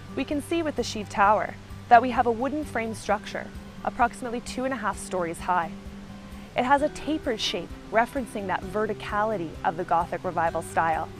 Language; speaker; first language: English; native; English